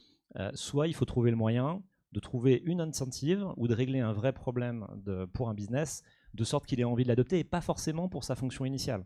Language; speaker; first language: French; native; French